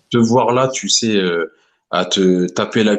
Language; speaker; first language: French; native; French